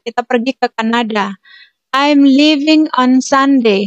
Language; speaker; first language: English; non-native, fluent; Indonesian